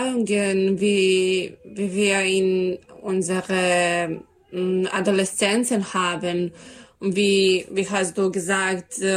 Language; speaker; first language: German; non-native, learner; Serbian